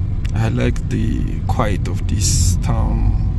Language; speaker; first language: English; non-native, learner; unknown